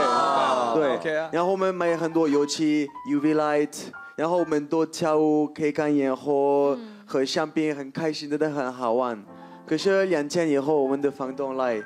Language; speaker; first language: Chinese; non-native, fluent; French